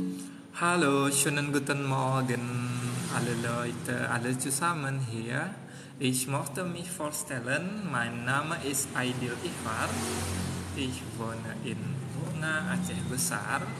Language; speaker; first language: German; non-native, fluent; Indonesian